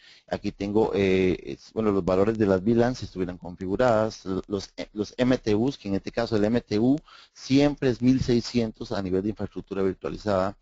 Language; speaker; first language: Spanish; native; Spanish